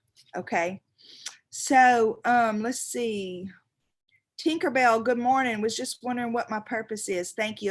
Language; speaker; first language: English; native; English